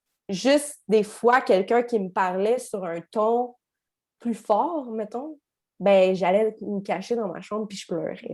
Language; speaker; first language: French; native; French